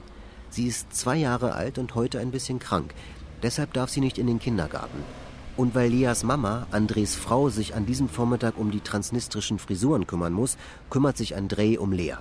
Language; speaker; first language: German; native; German